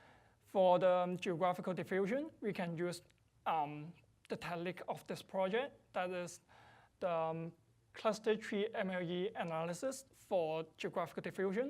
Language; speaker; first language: English; non-native, fluent; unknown